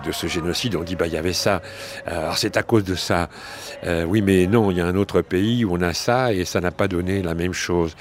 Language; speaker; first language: French; native; French